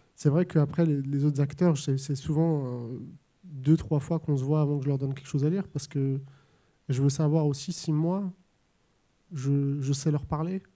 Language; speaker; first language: French; native; French